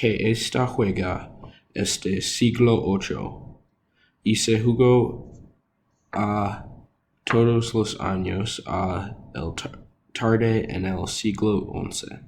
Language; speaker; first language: Spanish; non-native, learner; English